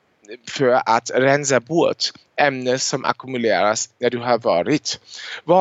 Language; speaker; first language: Swedish; non-native, fluent; German